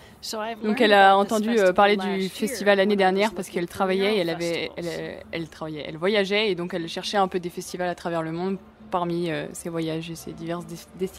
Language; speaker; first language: French; native; French